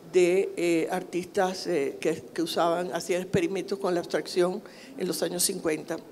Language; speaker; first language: Spanish; native; Spanish